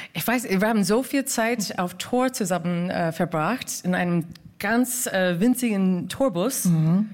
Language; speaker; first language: German; non-native, fluent; English